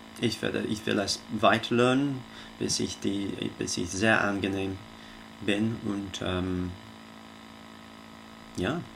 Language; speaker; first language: German; non-native, learner; English